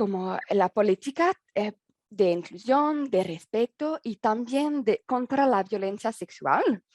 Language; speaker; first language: Spanish; non-native, learner; French